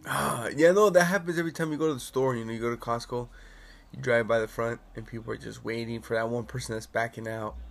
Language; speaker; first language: English; early bilingual, other home language; Spanish